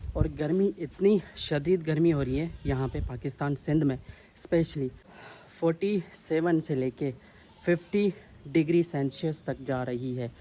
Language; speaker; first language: Urdu; non-native, local second language; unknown